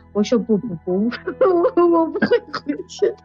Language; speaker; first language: Chinese; non-native, fluent; Persian